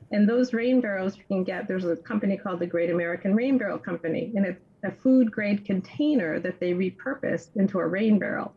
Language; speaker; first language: English; native; English